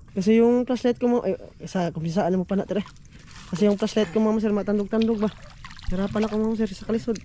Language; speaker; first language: Filipino; native; Filipino